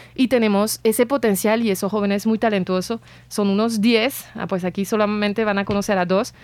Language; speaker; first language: Spanish; non-native, fluent; French